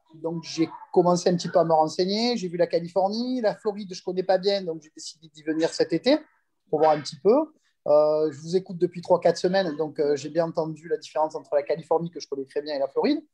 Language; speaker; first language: French; native; French